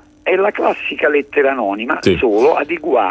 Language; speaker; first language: Italian; native; Italian